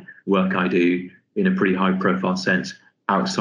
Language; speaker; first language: English; native; English